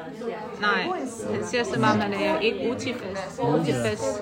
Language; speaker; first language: Danish; non-native, learner; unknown